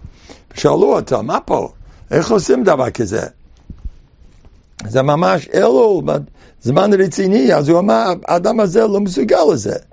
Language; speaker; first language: Hebrew; non-native, fluent; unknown